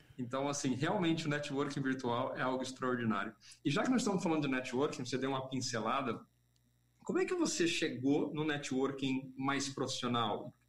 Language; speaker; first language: Portuguese; native; Portuguese